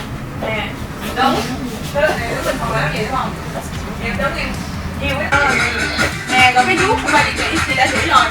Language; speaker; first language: Vietnamese; native; Vietnamese